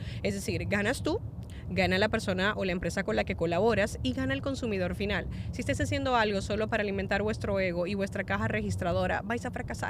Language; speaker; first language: Spanish; native; Spanish